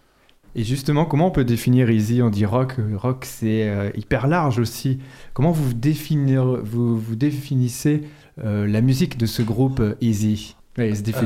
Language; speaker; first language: French; native; French